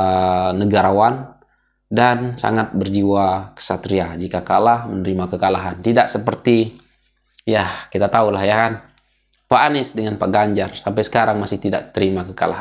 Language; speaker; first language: Indonesian; native; Indonesian